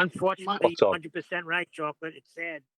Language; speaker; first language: English; native; English